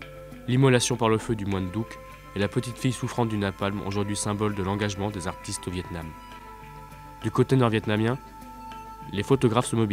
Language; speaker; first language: French; native; French